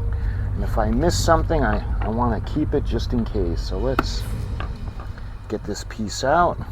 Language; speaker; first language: English; native; English